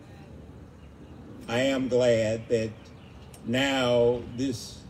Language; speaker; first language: English; native; English